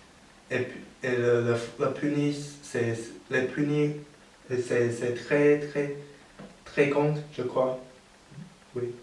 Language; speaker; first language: French; non-native, learner; Chinese